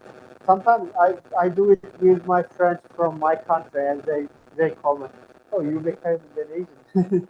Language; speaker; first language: English; non-native, fluent; Turkmen